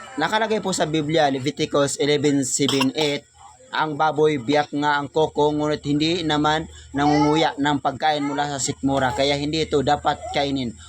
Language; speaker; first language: Filipino; non-native, local second language; Maranao